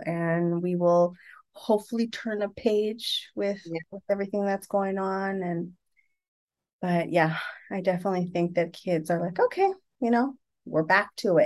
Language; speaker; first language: English; early bilingual, other home language; Spanish